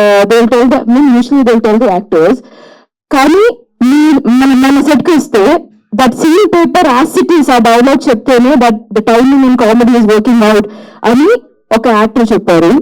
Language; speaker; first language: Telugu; non-native, local second language; Malayalam